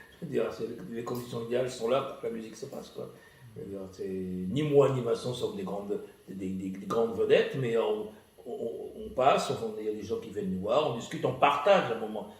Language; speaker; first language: French; early bilingual, other home language; Malagasy